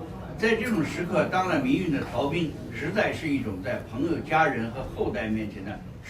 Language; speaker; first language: Chinese; native; Chinese